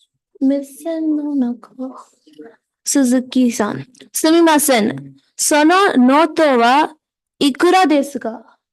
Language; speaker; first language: Japanese; non-native, learner; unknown